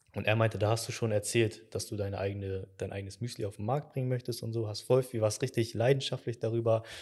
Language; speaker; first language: German; early bilingual, other home language; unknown